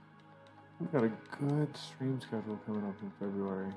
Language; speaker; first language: English; native; English